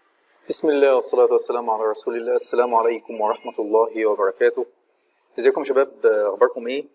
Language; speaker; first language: Arabic; native; Arabic